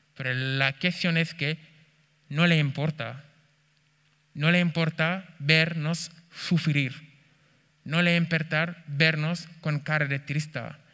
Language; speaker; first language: Spanish; non-native, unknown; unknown